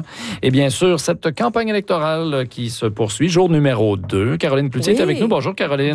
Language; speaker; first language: French; native; French